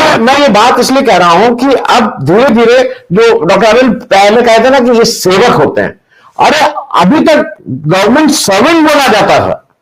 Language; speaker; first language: Hindi; native; Hindi